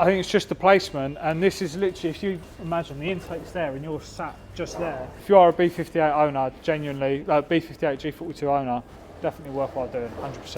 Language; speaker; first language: English; native; English